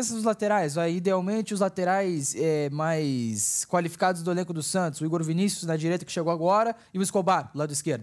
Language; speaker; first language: Portuguese; native; Portuguese